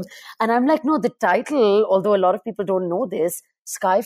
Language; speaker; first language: English; non-native, local second language; Urdu